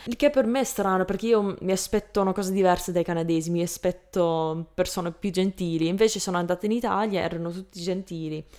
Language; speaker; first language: Italian; non-native, fluent; English